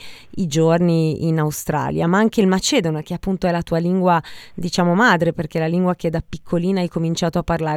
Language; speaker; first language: Italian; native; Italian